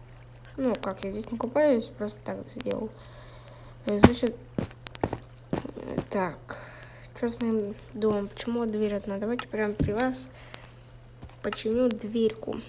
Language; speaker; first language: Russian; native; Russian